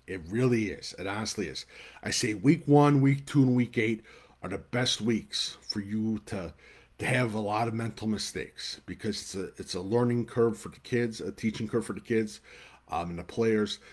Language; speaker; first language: English; native; English